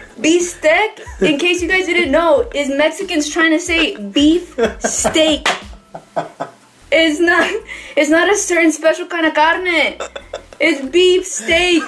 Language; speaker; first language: English; early bilingual, other home language; Spanish